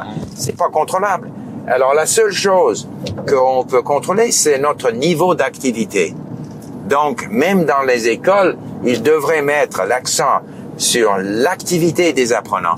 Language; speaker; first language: French; non-native, fluent; English